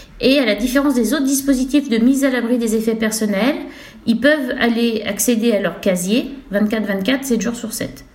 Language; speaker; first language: French; native; French